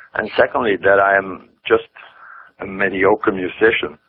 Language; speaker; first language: English; non-native, fluent; Swedish